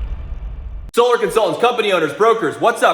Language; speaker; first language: English; native; English